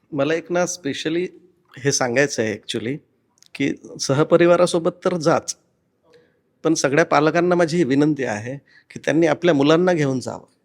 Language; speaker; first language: Marathi; native; Marathi